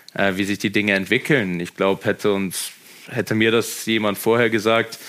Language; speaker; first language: German; native; German